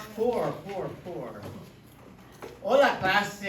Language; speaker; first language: Spanish; non-native, fluent; English